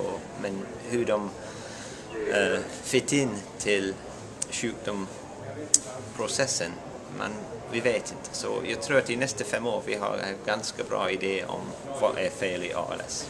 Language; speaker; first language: Swedish; non-native, learner; English